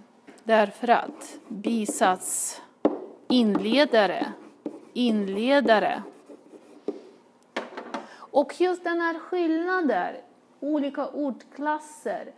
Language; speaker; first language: Swedish; non-native, fluent; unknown